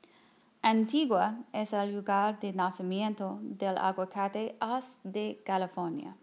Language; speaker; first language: Spanish; non-native, learner; English